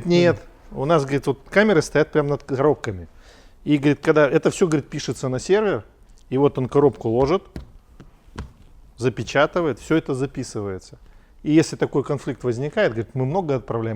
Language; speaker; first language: Russian; native; Russian